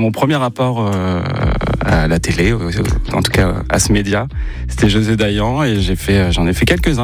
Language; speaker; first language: French; native; French